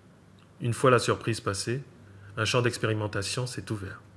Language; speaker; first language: French; native; French